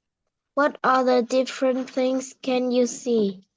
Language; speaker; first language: English; non-native, learner; Vietnamese